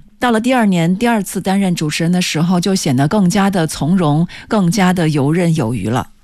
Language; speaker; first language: Chinese; native; Chinese